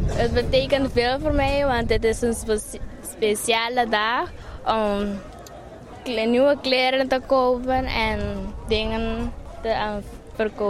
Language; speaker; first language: Dutch; non-native, local second language; Papiamento